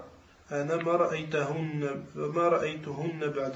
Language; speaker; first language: Arabic; non-native, learner; French